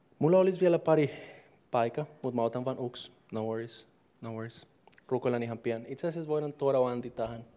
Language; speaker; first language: Finnish; non-native, fluent; English